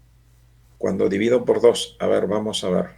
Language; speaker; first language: Spanish; native; Spanish